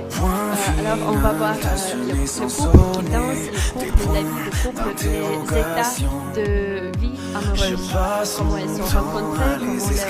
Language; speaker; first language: French; non-native, learner; Russian